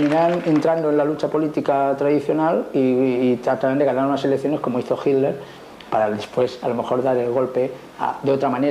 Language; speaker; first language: Spanish; native; Spanish